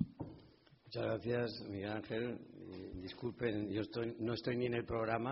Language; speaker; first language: Spanish; native; Spanish